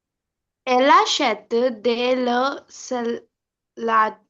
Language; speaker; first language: French; non-native, learner; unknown